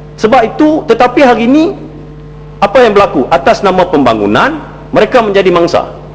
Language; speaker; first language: Malay; native; Malay